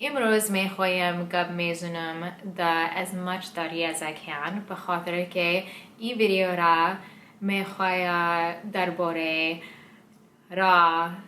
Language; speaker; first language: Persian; non-native, learner; English